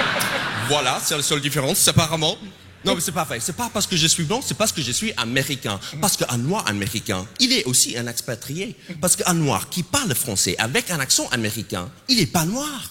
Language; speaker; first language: French; non-native, fluent; English